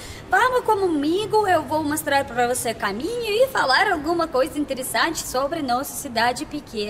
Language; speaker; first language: Portuguese; non-native, learner; Russian